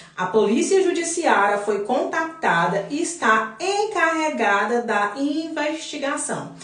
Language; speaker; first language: Portuguese; native; Portuguese